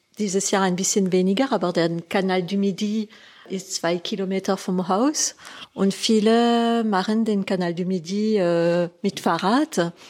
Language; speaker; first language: German; non-native, local second language; French